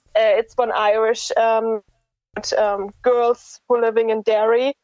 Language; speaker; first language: English; non-native, fluent; German